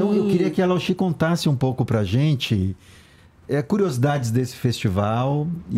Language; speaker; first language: Portuguese; non-native, learner; Chinese